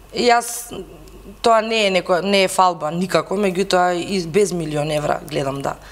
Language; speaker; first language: Macedonian; native; Macedonian